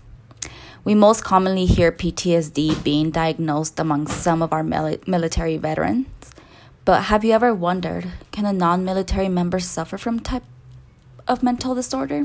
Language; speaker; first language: English; early bilingual, other home language; Spanish